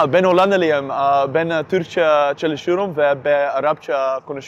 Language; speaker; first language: Turkish; non-native, learner; Dutch